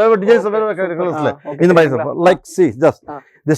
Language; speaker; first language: Tamil; non-native, local second language; Kannada